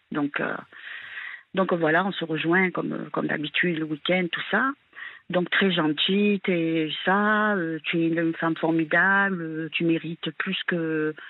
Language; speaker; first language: French; native; French